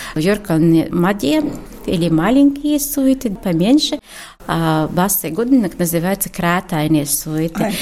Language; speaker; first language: Russian; non-native, learner; Latvian